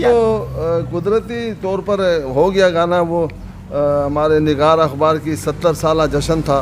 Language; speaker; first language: Urdu; non-native, local second language; Pashto